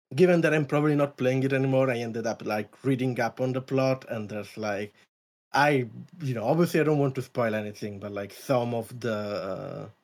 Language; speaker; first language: English; non-native, fluent; Italian